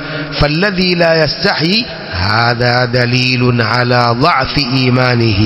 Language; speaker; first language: Arabic; non-native, fluent; Swahili